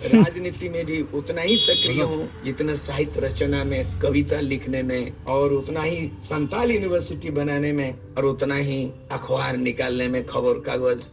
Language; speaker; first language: Hindi; non-native, local second language; Santali